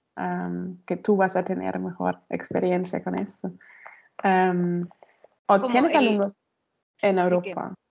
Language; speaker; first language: Spanish; non-native, fluent; German